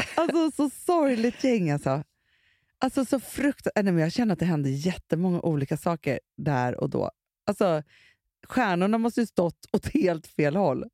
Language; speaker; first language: Swedish; native; Swedish